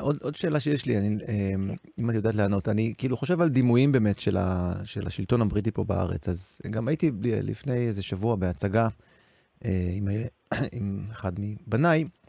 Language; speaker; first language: Hebrew; native; Hebrew